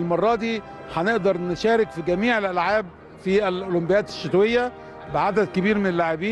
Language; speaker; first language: Arabic; native; Arabic